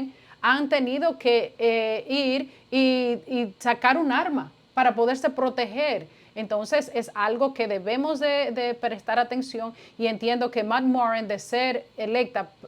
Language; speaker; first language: Spanish; native; Spanish